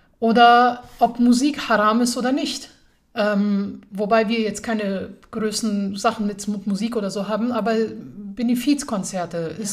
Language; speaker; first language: German; early bilingual, other home language; Persian